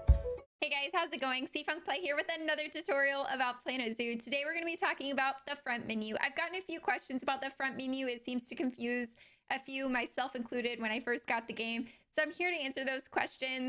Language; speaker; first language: English; native; English